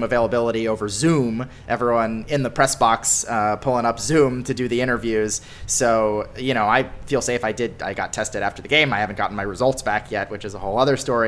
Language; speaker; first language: English; native; English